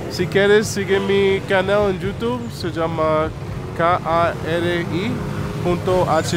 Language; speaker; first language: Spanish; non-native, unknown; English